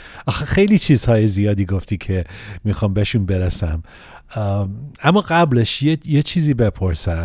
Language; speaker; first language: Persian; early bilingual, heritage; Persian